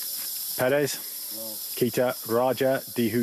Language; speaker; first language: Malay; non-native, learner; English